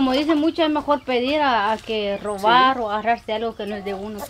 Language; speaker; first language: Spanish; native; Spanish